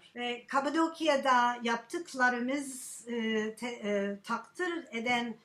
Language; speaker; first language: Turkish; non-native, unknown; English